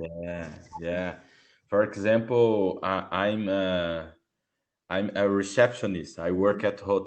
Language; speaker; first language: English; non-native, learner; Portuguese